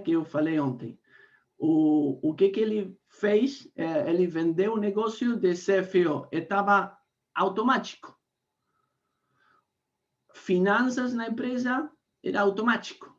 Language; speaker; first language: Portuguese; non-native, fluent; Spanish